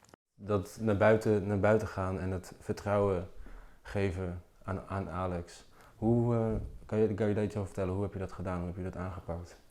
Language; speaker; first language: Dutch; native; Dutch